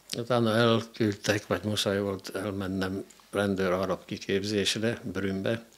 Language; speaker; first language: Hungarian; non-native, local second language; Slovak